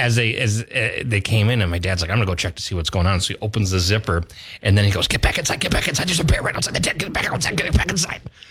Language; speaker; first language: English; native; English